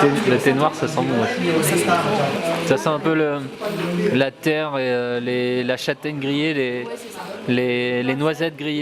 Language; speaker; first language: French; native; French